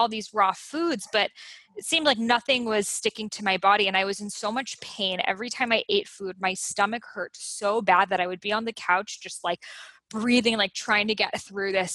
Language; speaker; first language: English; early bilingual, other home language; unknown